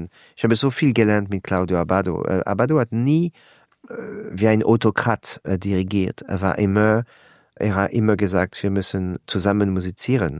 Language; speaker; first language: German; non-native, learner; French